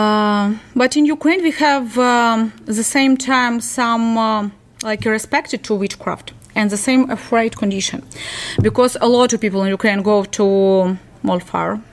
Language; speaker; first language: English; non-native, learner; Ukrainian